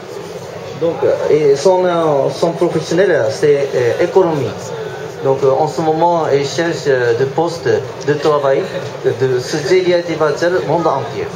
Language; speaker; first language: French; non-native, learner; Japanese